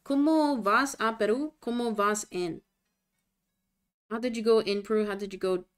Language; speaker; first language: Spanish; non-native, learner; English